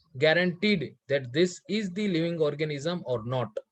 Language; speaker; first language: English; non-native, local second language; Gujarati